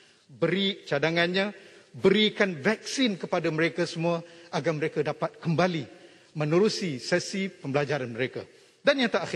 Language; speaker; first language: Malay; native; Malay